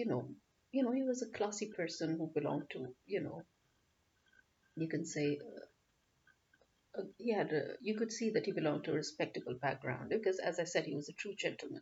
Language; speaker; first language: English; non-native, local second language; Urdu